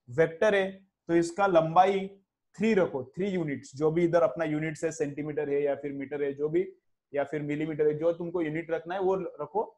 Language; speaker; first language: Hindi; non-native, local second language; Marathi